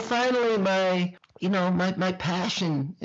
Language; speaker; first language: English; native; English